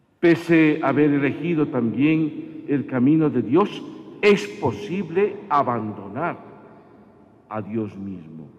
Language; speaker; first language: Spanish; native; Spanish